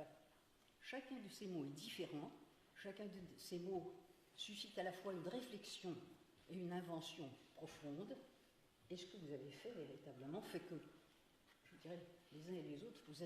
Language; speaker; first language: French; native; French